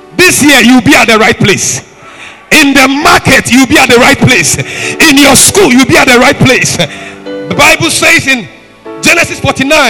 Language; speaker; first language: English; non-native, local second language; Ewe